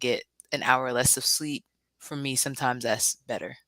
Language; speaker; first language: English; native; English